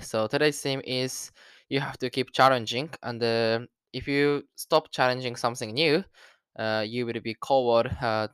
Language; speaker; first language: English; non-native, learner; Japanese